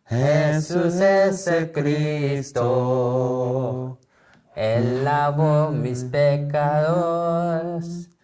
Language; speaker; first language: Spanish; non-native, learner; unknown